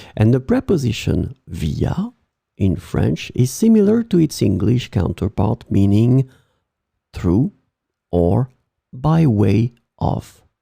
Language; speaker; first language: English; non-native, fluent; French